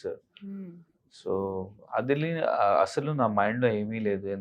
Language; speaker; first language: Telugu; non-native, learner; Hindi